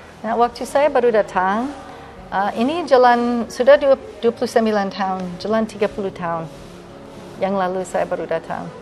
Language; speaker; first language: Indonesian; non-native, fluent; English